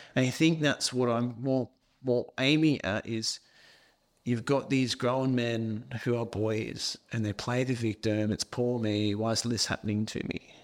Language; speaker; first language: English; native; English